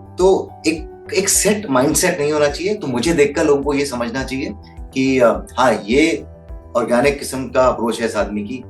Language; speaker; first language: Hindi; native; Hindi